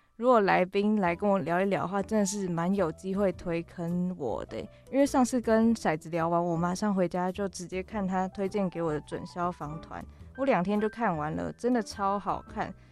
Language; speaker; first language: Chinese; native; Chinese